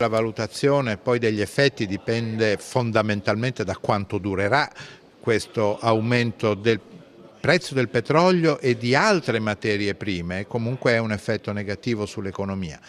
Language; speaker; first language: Italian; native; Italian